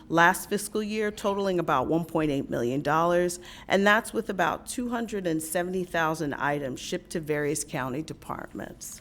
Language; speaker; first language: English; native; English